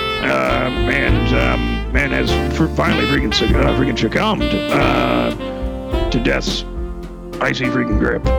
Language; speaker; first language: English; native; English